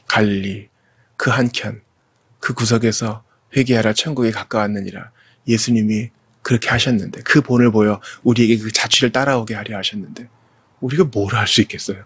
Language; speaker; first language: Korean; native; Korean